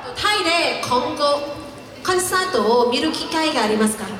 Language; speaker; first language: Japanese; non-native, learner; Thai